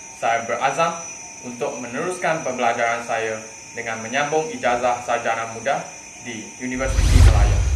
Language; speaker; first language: Malay; non-native, local second language; Chinese